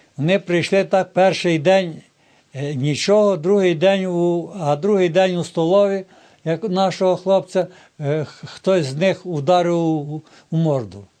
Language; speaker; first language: Ukrainian; native; Ukrainian